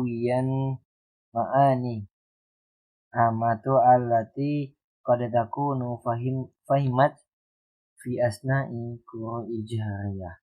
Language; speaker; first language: Arabic; non-native, learner; Indonesian